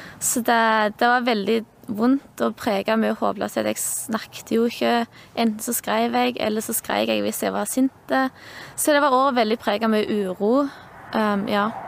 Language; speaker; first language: Norwegian; native; Norwegian